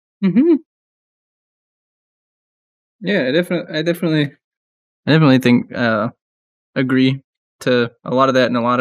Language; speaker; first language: English; native; English